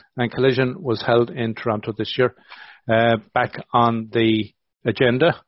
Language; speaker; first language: English; native; English